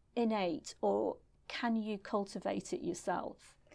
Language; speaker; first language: English; native; English